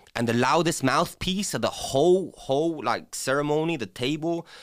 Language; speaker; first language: English; non-native, local second language; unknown